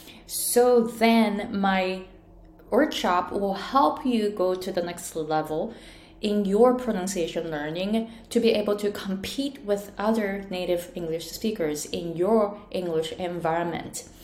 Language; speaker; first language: English; non-native, fluent; Japanese